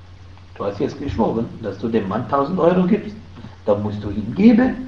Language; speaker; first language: German; non-native, fluent; Arabic